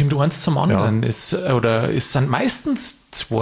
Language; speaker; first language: German; native; German